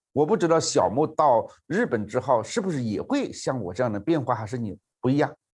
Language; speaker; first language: Chinese; native; Chinese